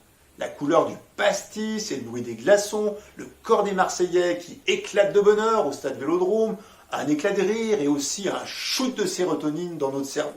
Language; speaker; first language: French; native; French